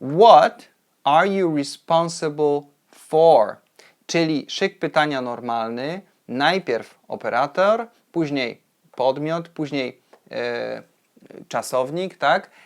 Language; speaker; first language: Polish; native; Polish